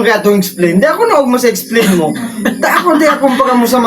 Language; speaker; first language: Filipino; non-native, local second language; Bikol